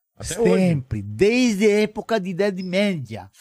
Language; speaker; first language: Portuguese; non-native, fluent; Romanian